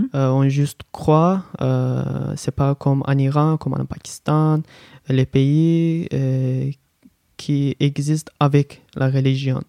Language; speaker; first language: French; non-native, learner; Azerbaijani